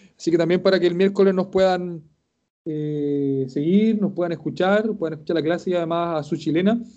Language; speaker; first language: Spanish; native; Spanish